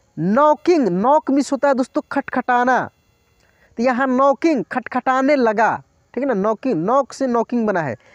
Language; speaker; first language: Hindi; native; Hindi